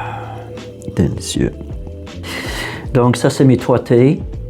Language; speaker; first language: French; non-native, fluent; English